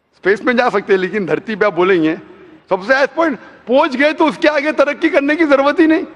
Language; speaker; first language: Hindi; non-native, local second language; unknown